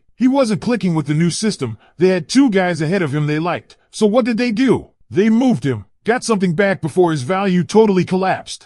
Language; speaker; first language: English; native; English